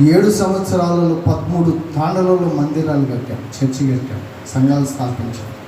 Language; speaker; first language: Telugu; non-native, local second language; Lambadi